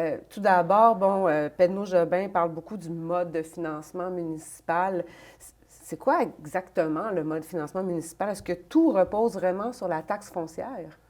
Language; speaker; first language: French; native; French